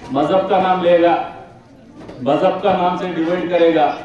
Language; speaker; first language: Hindi; non-native, local second language; Telugu